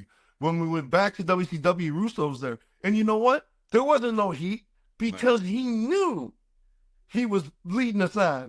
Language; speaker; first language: English; native; English